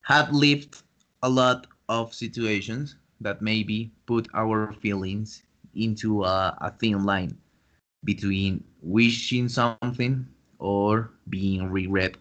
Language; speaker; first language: English; non-native, fluent; Spanish